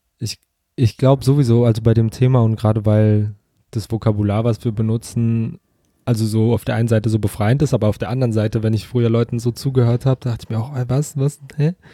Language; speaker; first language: German; early bilingual, other home language; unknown